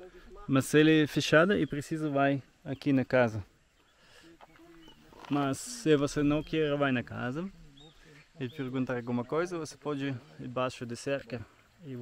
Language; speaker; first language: Portuguese; non-native, learner; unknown